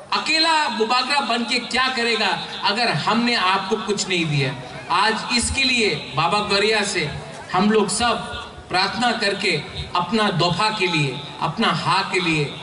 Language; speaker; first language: Hindi; non-native, local second language; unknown